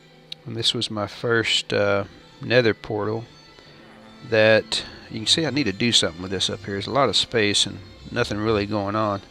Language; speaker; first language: English; native; English